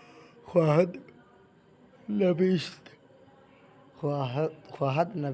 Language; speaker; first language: Persian; non-native, fluent; Urdu